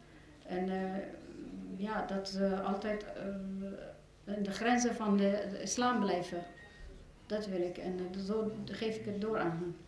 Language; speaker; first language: Dutch; non-native, learner; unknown